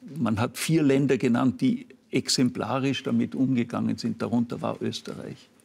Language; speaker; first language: German; native; German